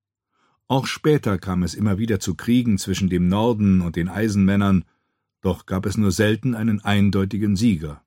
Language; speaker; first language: German; native; German